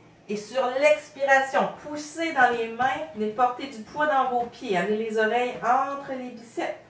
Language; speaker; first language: French; native; French